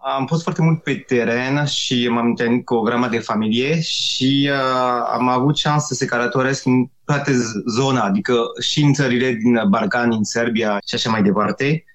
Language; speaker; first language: Romanian; non-native, fluent; French